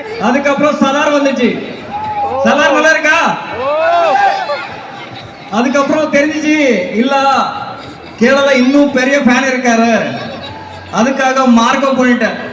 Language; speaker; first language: Tamil; non-native, learner; Kannada